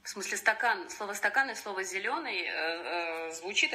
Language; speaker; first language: Russian; native; Russian